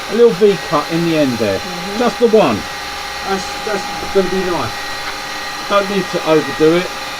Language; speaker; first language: English; native; English